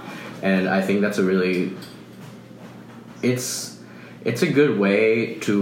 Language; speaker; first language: English; early bilingual, other home language; Spanish